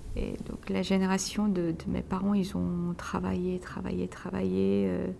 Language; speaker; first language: French; non-native, fluent; Korean